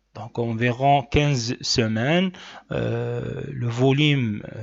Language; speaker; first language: French; non-native, local second language; Arabic